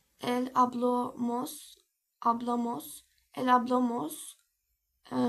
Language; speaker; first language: Spanish; non-native, learner; Turkish